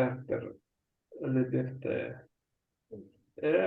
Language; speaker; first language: French; non-native, learner; Russian